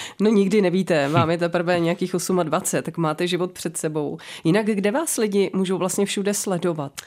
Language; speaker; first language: Czech; native; Czech